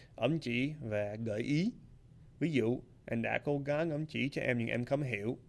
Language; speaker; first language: Vietnamese; non-native, fluent; English